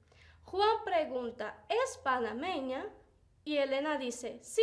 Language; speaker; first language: Spanish; non-native, fluent; Portuguese